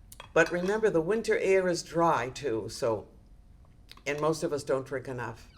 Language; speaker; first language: English; native; English